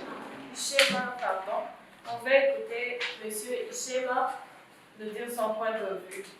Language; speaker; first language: French; non-native, local second language; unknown